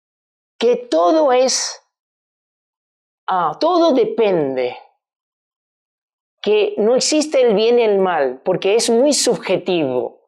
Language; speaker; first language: Spanish; non-native, fluent; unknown